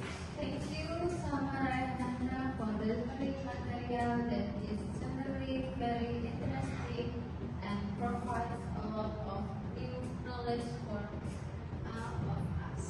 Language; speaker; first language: English; non-native, learner; Indonesian